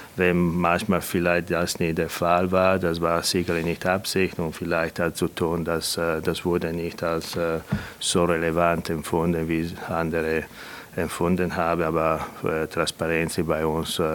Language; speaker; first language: German; non-native, fluent; Italian